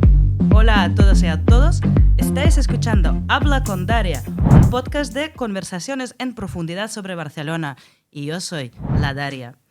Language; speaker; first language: Spanish; non-native, fluent; Russian